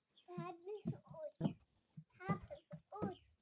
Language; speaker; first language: Arabic; non-native, learner; Amharic